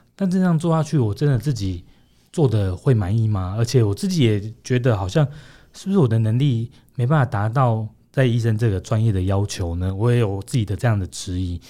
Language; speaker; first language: Chinese; native; Chinese